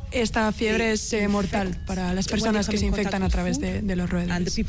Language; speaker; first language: Spanish; non-native, fluent; English